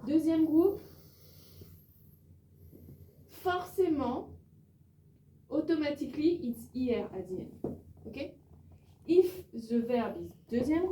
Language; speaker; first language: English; non-native, learner; French